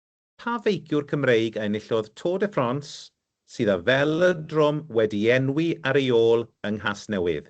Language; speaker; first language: Welsh; native; Welsh